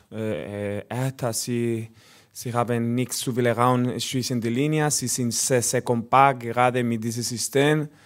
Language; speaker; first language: German; non-native, learner; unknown